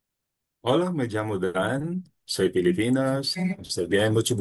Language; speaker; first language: Spanish; non-native, learner; Filipino